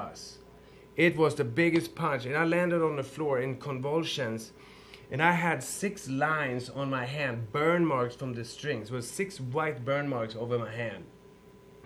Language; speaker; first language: English; non-native, fluent; Swedish